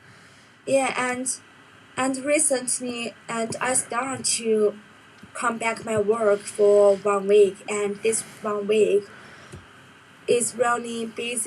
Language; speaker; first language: English; non-native, learner; Chinese